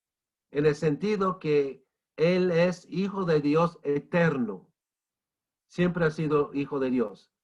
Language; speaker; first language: Spanish; non-native, fluent; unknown